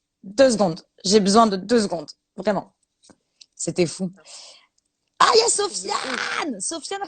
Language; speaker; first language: French; native; French